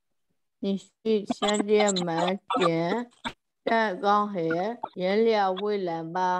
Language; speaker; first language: Chinese; non-native, learner; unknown